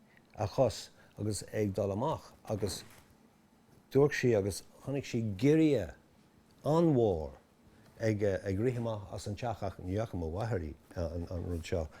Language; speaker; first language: Irish; non-native, local second language; English